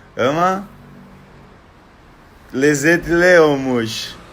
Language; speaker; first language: Turkish; non-native, learner; Portuguese